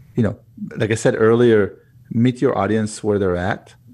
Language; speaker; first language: English; non-native, fluent; Hebrew